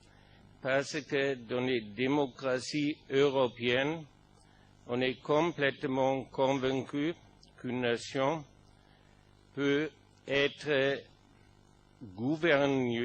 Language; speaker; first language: French; non-native, fluent; German